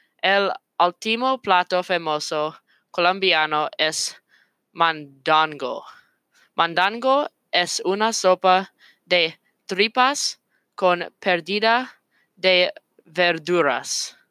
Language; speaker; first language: Spanish; non-native, learner; English